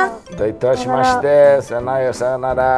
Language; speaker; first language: Japanese; non-native, learner; Portuguese